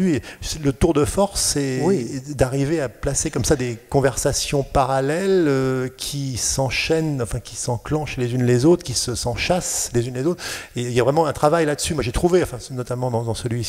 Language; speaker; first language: French; native; French